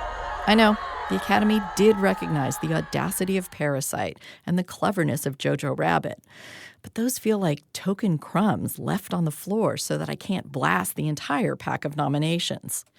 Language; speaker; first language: English; native; English